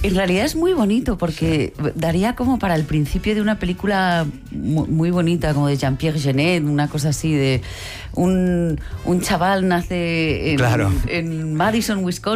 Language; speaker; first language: Spanish; native; Spanish